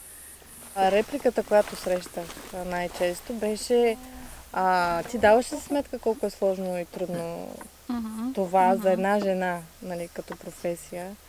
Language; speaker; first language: Bulgarian; native; Bulgarian